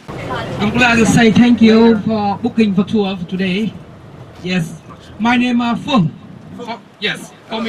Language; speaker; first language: English; non-native, learner; Vietnamese